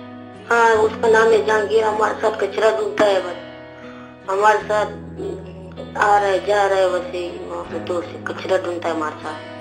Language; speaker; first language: Hindi; non-native, local second language; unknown